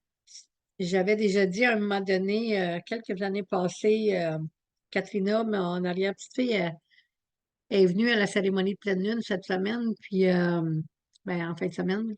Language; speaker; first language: French; native; French